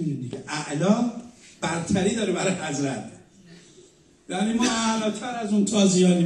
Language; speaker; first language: Persian; native; Persian